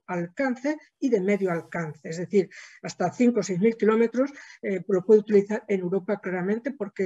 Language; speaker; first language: Spanish; native; Spanish